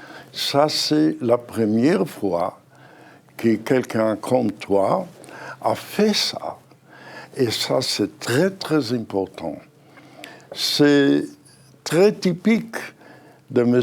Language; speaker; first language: French; non-native, fluent; Hebrew